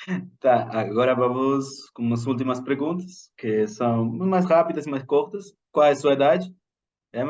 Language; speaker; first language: Portuguese; non-native, fluent; Spanish